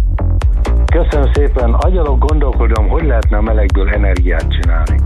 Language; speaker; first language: Hungarian; native; Hungarian